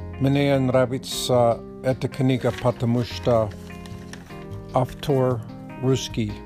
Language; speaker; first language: Russian; non-native, learner; English